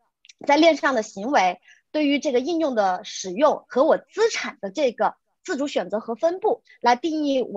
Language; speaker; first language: Chinese; native; Chinese